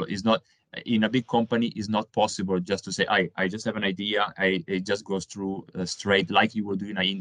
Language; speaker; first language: English; non-native, fluent; Italian